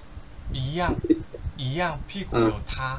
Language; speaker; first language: Chinese; native; Chinese